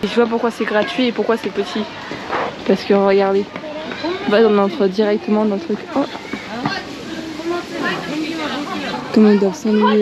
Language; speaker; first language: French; native; French